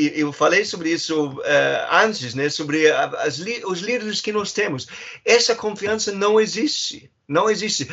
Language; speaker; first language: Portuguese; non-native, fluent; German